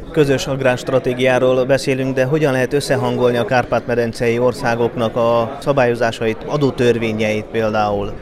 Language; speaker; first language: Hungarian; native; Hungarian